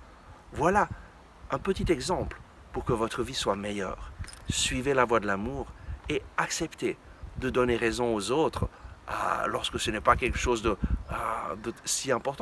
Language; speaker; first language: French; native; French